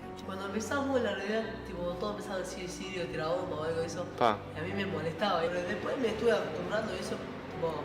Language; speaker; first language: Spanish; early bilingual, other home language; Arabic